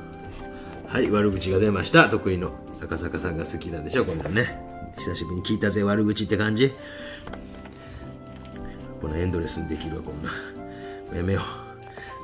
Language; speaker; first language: Japanese; native; Japanese